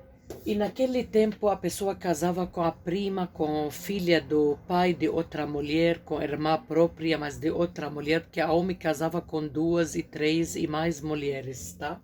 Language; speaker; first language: Portuguese; non-native, fluent; Arabic